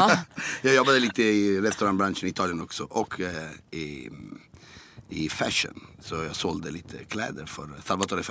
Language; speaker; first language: Swedish; non-native, fluent; Italian